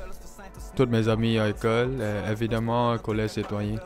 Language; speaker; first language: French; non-native, learner; Norwegian